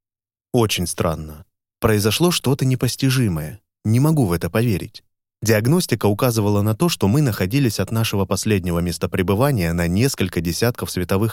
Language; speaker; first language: Russian; native; Russian